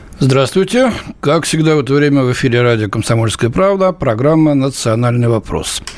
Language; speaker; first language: Russian; native; Russian